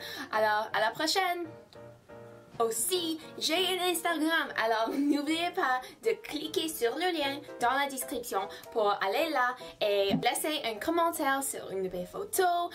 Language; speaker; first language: French; non-native, learner; English